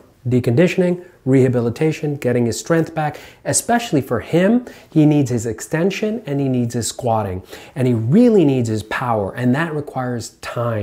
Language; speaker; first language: English; native; English